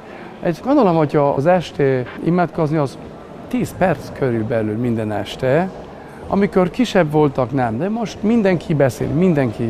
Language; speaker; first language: Hungarian; non-native, learner; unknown